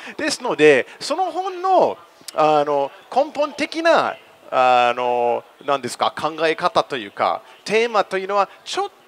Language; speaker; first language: Japanese; non-native, fluent; English